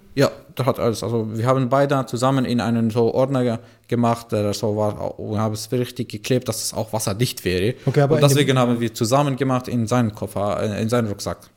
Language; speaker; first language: German; non-native, fluent; Arabic